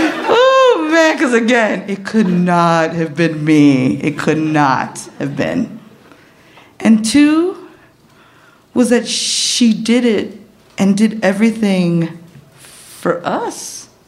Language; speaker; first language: English; early bilingual, other home language; Spanish